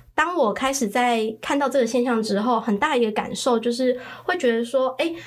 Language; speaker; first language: Chinese; early bilingual, other home language; Khmer